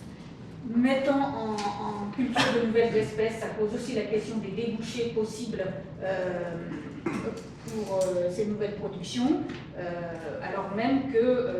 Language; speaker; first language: French; native; French